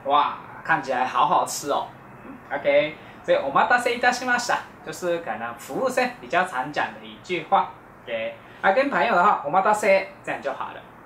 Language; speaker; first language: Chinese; non-native, fluent; Japanese